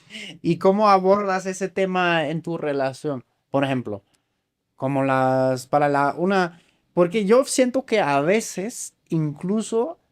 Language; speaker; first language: Spanish; non-native, fluent; German